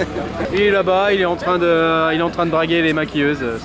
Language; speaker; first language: French; native; French